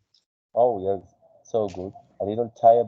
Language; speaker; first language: English; non-native, fluent; Spanish